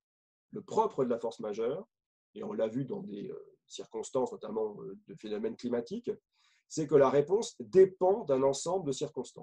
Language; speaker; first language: French; native; French